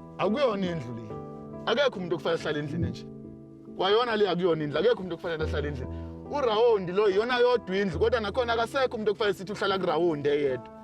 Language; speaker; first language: Zulu; native; Zulu